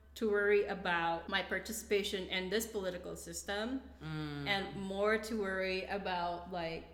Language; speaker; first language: English; non-native, local second language; Cebuano